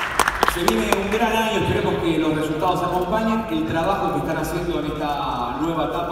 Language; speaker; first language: Spanish; native; Spanish